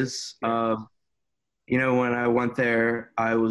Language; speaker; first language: English; native; English